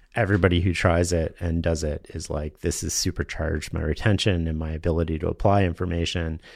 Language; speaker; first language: English; native; English